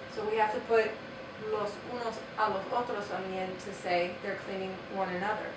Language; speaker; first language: English; native; English